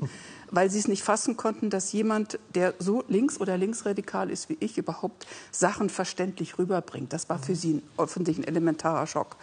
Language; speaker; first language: German; native; German